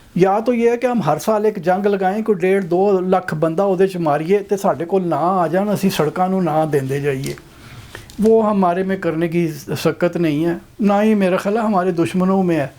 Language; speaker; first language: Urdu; non-native, local second language; Punjabi